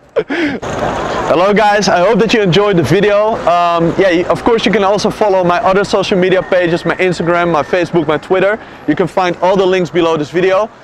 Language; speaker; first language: English; non-native, fluent; Dutch